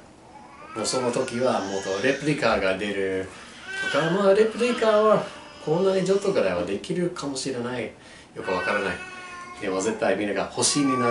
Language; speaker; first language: Japanese; non-native, learner; English